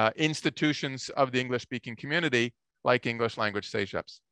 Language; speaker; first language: English; native; English